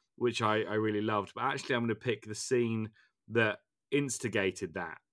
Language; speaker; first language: English; native; English